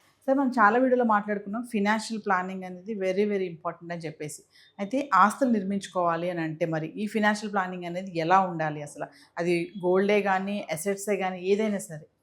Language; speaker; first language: Telugu; native; Telugu